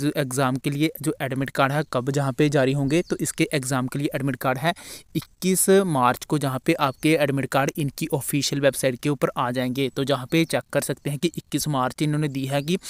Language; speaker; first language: Hindi; non-native, local second language; Punjabi